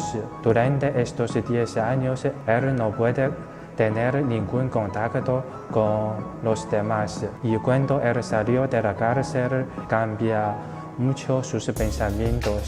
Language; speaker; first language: Spanish; non-native, learner; Chinese